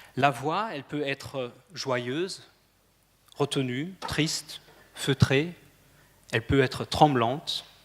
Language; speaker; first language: French; non-native, fluent; German